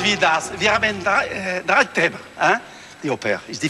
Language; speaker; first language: German; non-native, learner; French